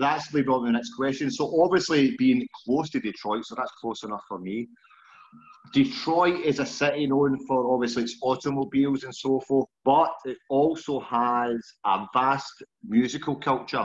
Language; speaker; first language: English; native; English